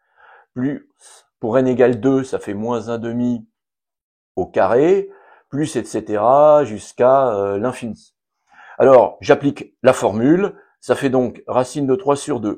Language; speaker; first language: French; native; French